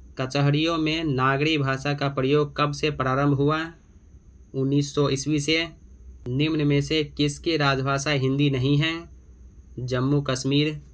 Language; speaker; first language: Hindi; native; Hindi